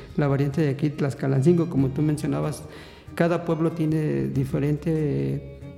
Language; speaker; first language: Spanish; non-native, local second language; Nahuatl languages